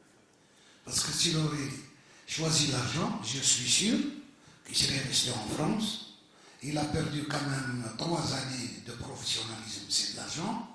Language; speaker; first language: French; early bilingual, other home language; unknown